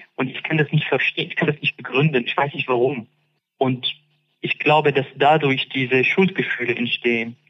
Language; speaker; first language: German; non-native, fluent; Arabic